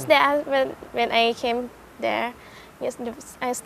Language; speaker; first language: English; non-native, learner; Thai